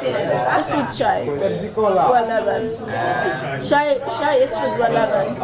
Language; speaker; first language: Arabic; non-native, learner; English